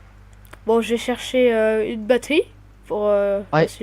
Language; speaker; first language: French; native; French